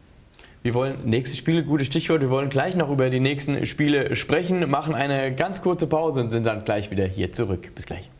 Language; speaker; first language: German; native; German